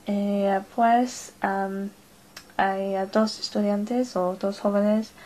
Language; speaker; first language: Spanish; non-native, learner; English